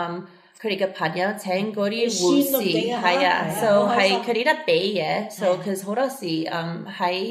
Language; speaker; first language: Cantonese; early bilingual, heritage; Cantonese